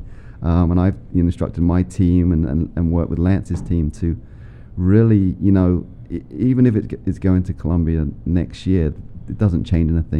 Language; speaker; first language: English; native; English